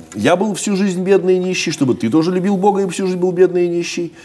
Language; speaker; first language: Russian; native; Russian